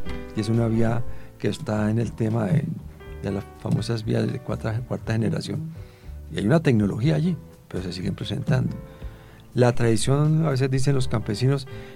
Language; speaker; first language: Spanish; native; Spanish